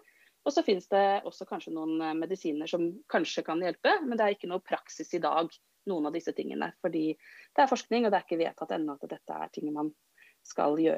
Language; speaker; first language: Norwegian; native; Norwegian